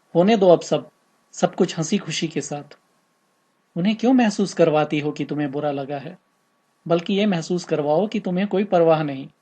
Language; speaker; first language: Hindi; native; Hindi